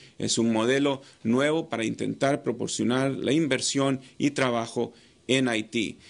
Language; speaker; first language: Spanish; non-native, fluent; English